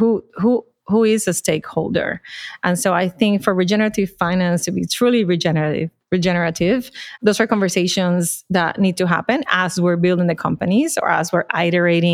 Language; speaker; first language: English; non-native, fluent; Spanish